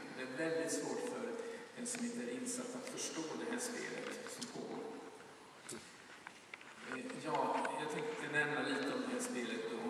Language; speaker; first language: Swedish; native; Swedish